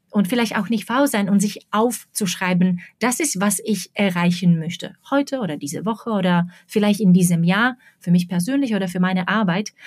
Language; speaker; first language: German; non-native, fluent; Slovak